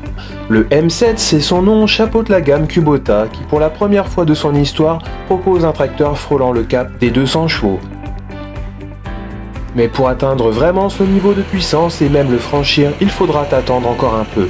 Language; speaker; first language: French; native; French